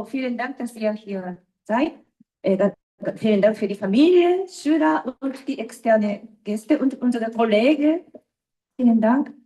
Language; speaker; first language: German; non-native, fluent; Japanese